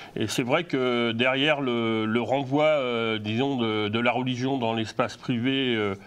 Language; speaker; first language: French; native; French